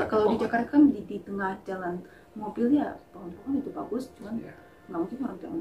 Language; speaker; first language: Indonesian; non-native, fluent; Russian